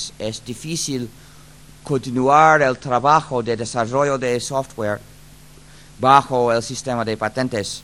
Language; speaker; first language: Spanish; non-native, fluent; English